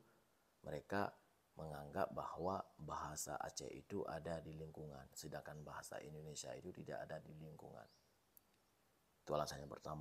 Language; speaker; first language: Indonesian; non-native, local second language; Achinese